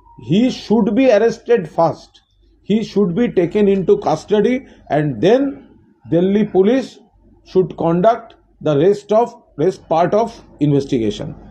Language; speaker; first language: English; non-native, local second language; Bangla